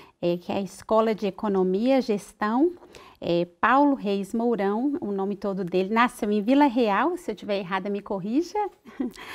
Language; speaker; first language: Portuguese; native; Portuguese